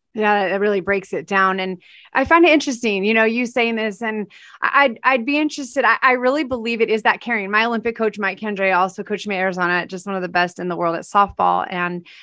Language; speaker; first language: English; native; English